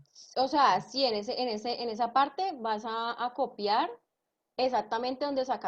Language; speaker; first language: Spanish; native; Spanish